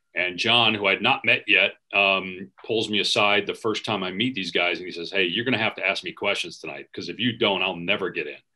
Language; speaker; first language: English; native; English